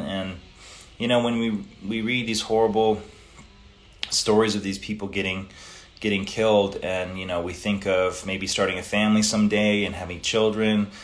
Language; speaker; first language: English; early bilingual, other home language; Italian